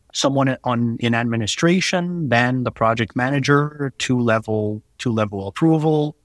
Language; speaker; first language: English; non-native, fluent; French